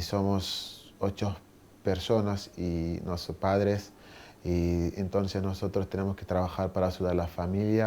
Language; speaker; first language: Spanish; non-native, learner; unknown